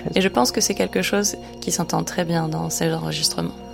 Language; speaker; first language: French; native; French